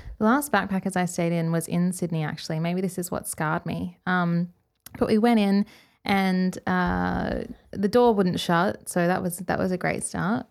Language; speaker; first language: English; native; English